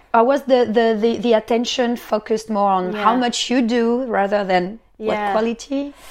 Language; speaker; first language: English; non-native, fluent; French